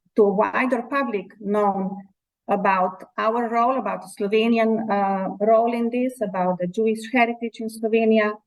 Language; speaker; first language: English; non-native, fluent; Slovenian